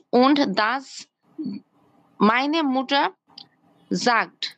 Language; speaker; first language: German; non-native, learner; Bangla